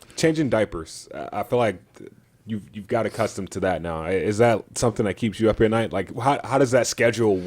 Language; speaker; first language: English; native; English